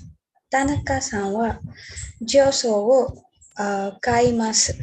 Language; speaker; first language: Japanese; non-native, learner; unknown